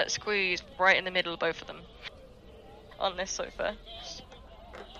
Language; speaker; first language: English; native; English